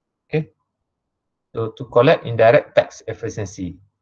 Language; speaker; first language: English; non-native, local second language; Malay